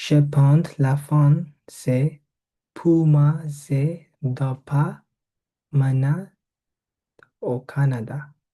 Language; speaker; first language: French; non-native, learner; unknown